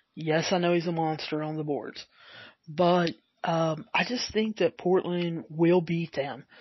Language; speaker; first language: English; native; English